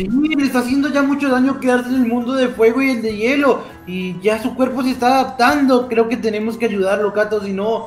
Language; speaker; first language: Spanish; native; Spanish